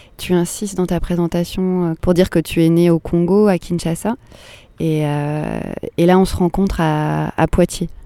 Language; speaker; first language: French; native; French